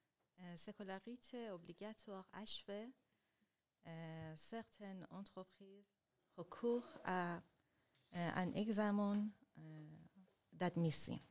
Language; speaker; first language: French; non-native, learner; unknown